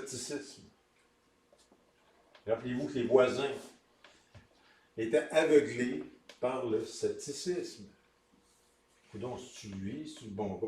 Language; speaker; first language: French; native; French